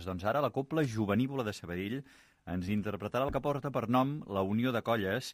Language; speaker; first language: Catalan; native; Catalan